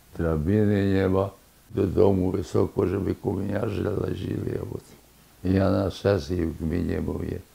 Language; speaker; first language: Polish; native; Polish